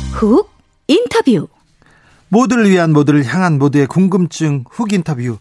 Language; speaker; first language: Korean; native; Korean